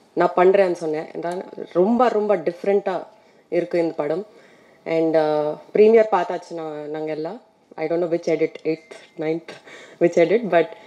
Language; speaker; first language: Tamil; non-native, fluent; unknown